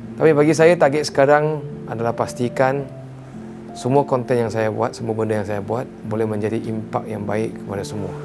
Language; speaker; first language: Malay; non-native, local second language; Chinese